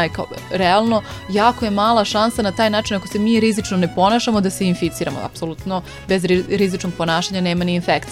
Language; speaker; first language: Serbian; native; Serbian